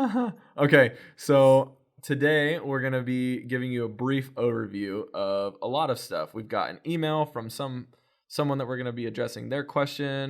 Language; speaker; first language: English; native; English